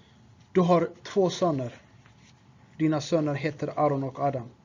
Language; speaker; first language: Swedish; non-native, fluent; Tigrinya